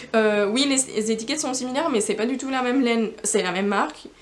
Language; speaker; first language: French; non-native, fluent; Spanish